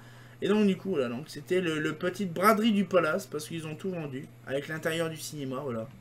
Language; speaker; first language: French; native; French